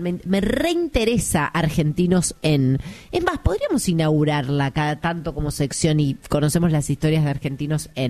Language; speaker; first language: Spanish; native; Spanish